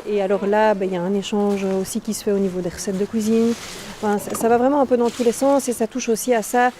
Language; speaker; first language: French; native; French